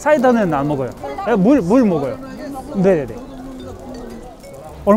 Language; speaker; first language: Korean; non-native, fluent; Russian